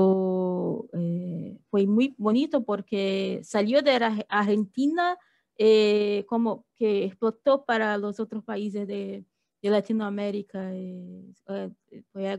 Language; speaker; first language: Spanish; non-native, fluent; Portuguese